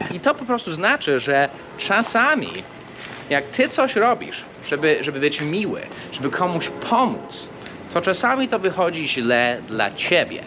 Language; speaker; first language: Polish; non-native, fluent; English